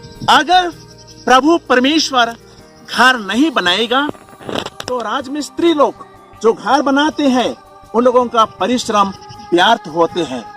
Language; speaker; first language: Hindi; non-native, local second language; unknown